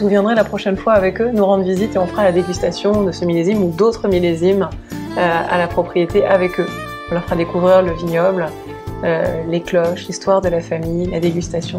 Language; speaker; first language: French; native; French